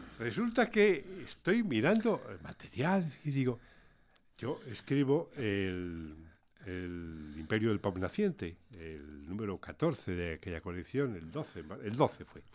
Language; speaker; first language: Spanish; native; Spanish